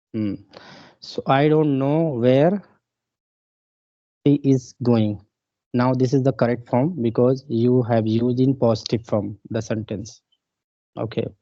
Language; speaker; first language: English; non-native, local second language; Hindi